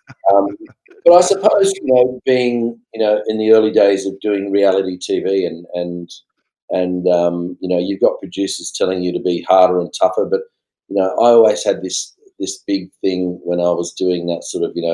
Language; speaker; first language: English; native; English